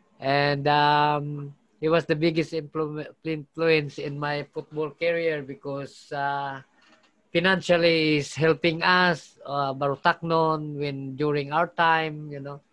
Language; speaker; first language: English; non-native, local second language; Filipino